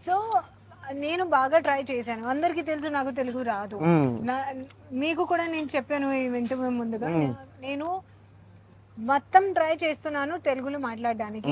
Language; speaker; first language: Telugu; non-native, learner; Hindi